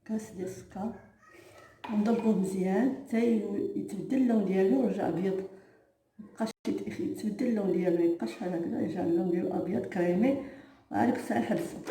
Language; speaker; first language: Arabic; native; Arabic